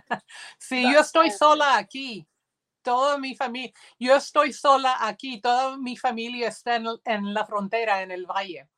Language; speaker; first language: Spanish; early bilingual, heritage; Spanish